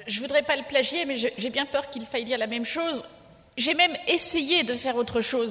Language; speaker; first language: French; native; French